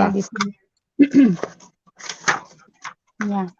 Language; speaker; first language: Indonesian; non-native, learner; Cantonese